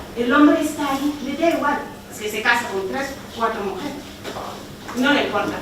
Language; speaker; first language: Spanish; non-native, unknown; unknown